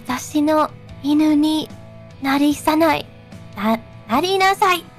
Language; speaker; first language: Japanese; non-native, learner; English